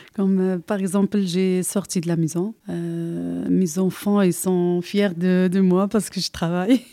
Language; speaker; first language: French; non-native, local second language; Arabic